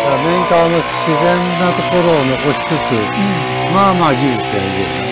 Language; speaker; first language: Japanese; native; Japanese